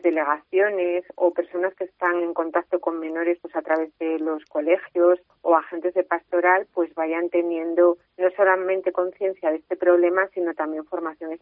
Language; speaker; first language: Spanish; native; Spanish